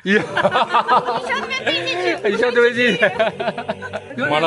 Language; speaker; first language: Russian; non-native, learner; Chinese